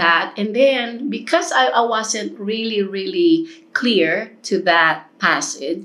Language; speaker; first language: English; non-native, local second language; Filipino